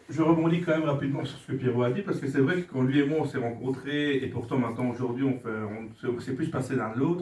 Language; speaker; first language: French; native; French